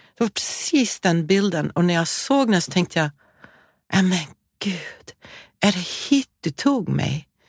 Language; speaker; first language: Swedish; non-native, fluent; English